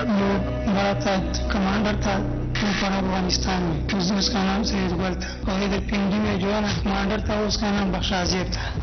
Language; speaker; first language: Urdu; non-native, local second language; Pashto